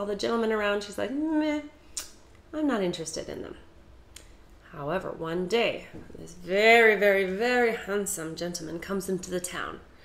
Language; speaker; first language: English; native; English